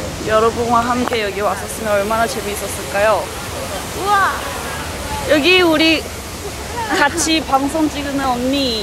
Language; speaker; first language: Korean; non-native, fluent; Chinese